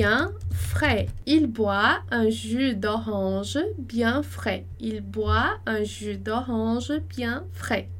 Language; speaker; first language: French; non-native, fluent; Portuguese